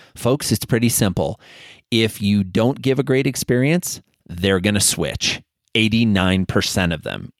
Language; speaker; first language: English; native; English